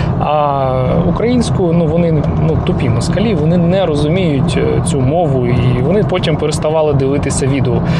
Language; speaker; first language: Ukrainian; non-native, local second language; Russian